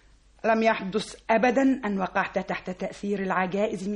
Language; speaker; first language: Arabic; native; Arabic